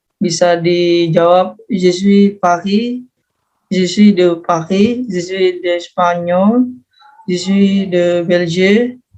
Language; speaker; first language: French; non-native, learner; Indonesian